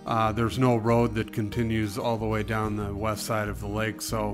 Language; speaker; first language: English; native; English